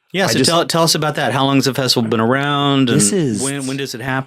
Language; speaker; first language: English; native; English